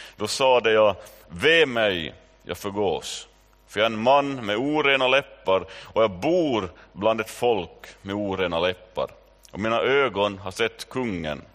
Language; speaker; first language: Swedish; native; Swedish